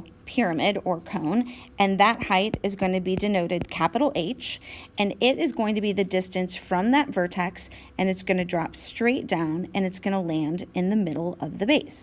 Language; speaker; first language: English; native; English